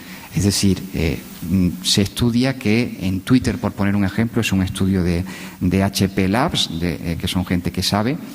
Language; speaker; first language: Spanish; native; Spanish